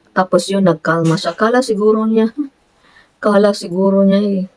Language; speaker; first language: Filipino; non-native, local second language; Cebuano